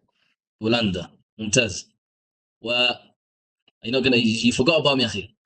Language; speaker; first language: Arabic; non-native, fluent; English